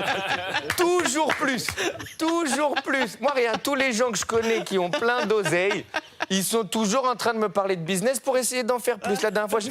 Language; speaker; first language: French; native; French